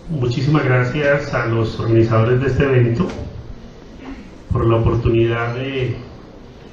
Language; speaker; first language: Spanish; native; Spanish